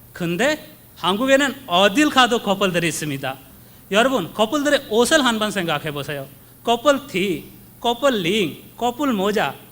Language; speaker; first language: Korean; non-native, fluent; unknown